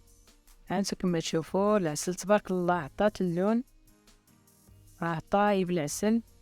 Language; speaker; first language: Arabic; native; Arabic